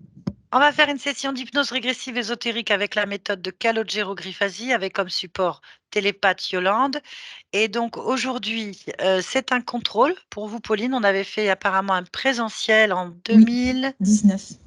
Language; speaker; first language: French; native; French